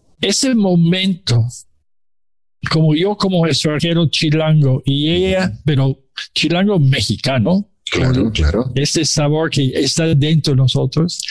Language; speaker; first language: Spanish; non-native, learner; English